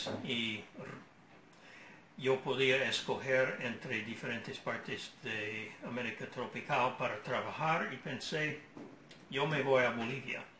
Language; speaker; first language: Spanish; non-native, fluent; English